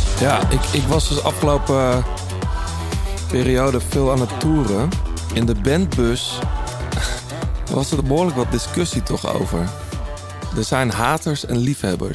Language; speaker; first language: Dutch; native; Dutch